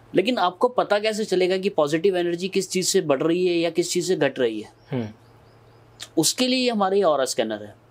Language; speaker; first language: Hindi; native; Hindi